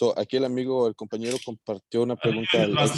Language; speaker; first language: Spanish; native; Spanish